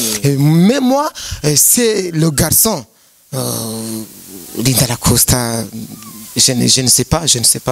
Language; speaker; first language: French; non-native, learner; Rundi